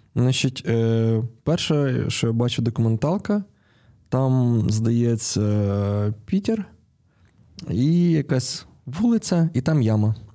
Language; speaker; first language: Ukrainian; non-native, local second language; Russian